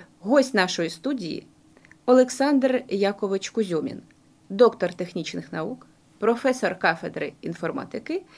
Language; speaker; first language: Ukrainian; native; Ukrainian